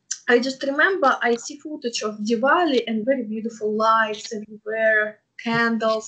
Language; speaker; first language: English; non-native, fluent; Russian